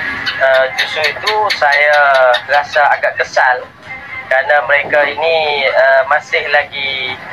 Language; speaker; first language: Malay; native; Malay